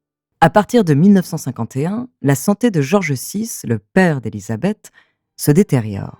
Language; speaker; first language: French; native; French